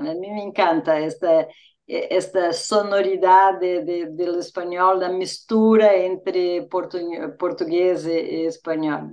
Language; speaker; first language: Spanish; non-native, fluent; Portuguese